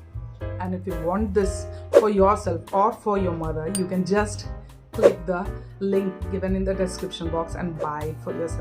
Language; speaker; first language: English; non-native, local second language; Hindi